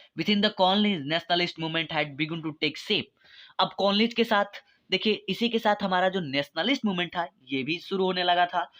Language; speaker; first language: Hindi; native; Hindi